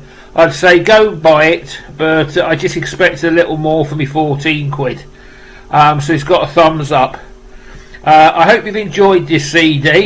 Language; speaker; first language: English; native; English